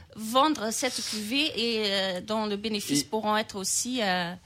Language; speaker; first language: French; non-native, fluent; Portuguese